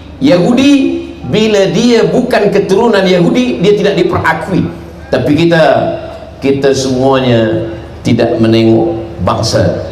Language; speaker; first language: Malay; native; Malay